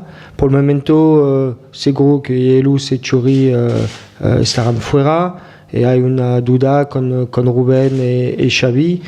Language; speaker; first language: Spanish; non-native, fluent; French